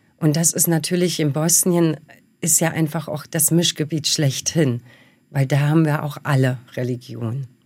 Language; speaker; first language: German; early bilingual, other home language; Bosnian